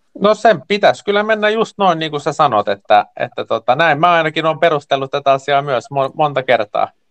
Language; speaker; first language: Finnish; non-native, local second language; Swedish